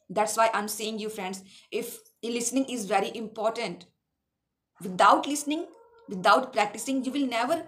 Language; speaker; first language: English; non-native, local second language; Awadhi